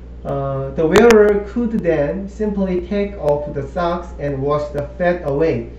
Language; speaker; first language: English; non-native, fluent; Korean